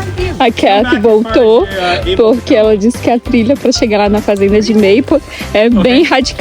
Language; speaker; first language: Portuguese; native; Portuguese